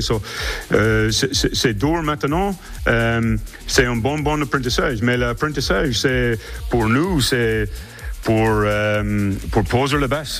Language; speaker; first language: French; non-native, learner; English